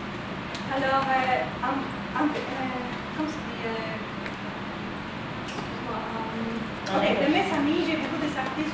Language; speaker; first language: French; non-native, fluent; Spanish